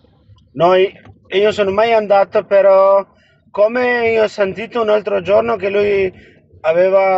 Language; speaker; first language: Italian; non-native, learner; Punjabi